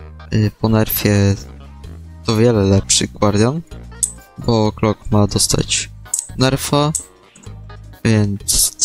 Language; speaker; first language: Polish; native; Polish